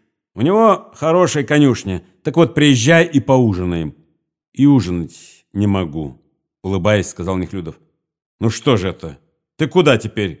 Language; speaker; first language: Russian; native; Russian